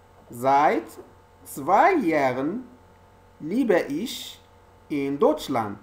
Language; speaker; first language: German; non-native, learner; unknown